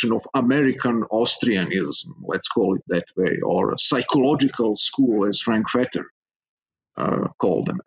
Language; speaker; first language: English; non-native, fluent; Serbian